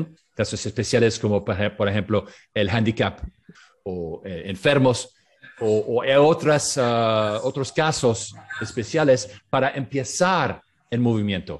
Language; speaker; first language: Spanish; non-native, learner; English